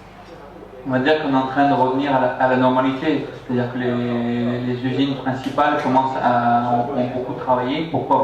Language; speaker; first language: French; native; French